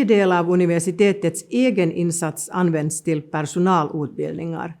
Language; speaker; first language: Swedish; non-native, local second language; Finnish